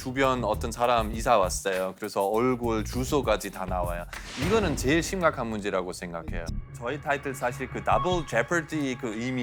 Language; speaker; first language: Korean; non-native, fluent; German